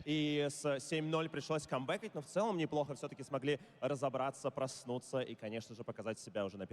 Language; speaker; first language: Russian; native; Russian